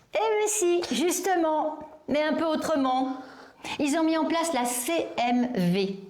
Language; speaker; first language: French; native; French